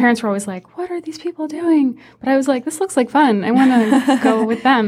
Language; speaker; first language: English; early bilingual, other home language; Persian